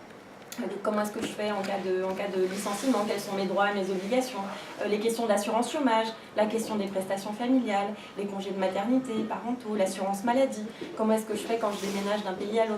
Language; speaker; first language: French; native; French